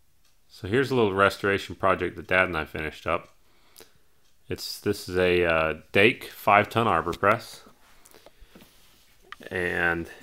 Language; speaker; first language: English; native; English